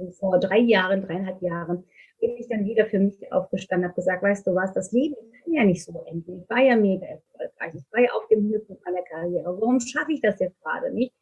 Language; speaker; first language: German; non-native, fluent; Turkish